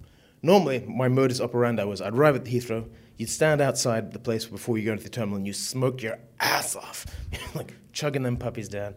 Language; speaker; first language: English; native; English